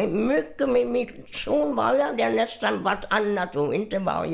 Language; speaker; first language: Swedish; non-native, fluent; German